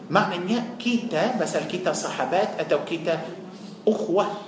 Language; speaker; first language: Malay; non-native, fluent; Arabic